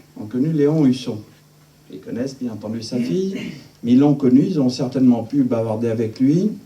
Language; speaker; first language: French; native; French